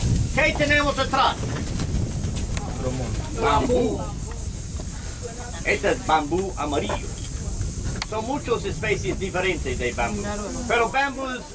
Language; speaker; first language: Spanish; non-native, learner; English